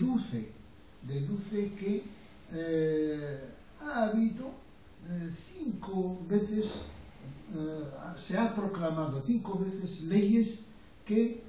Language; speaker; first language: Spanish; non-native, fluent; Arabic